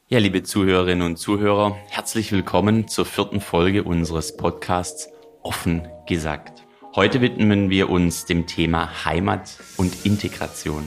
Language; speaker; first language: German; native; German